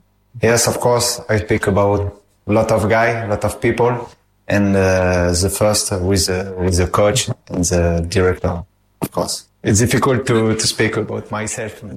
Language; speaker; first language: English; non-native, fluent; French